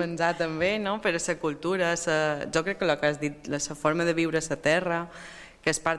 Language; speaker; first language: Catalan; early bilingual, other home language; French